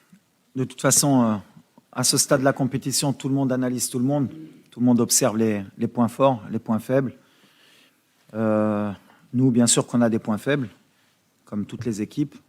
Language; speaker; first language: French; native; French